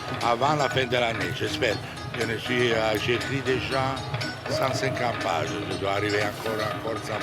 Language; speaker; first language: French; non-native, fluent; Italian